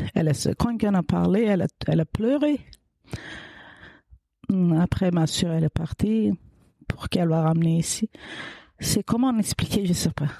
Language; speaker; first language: French; non-native, learner; Kurdish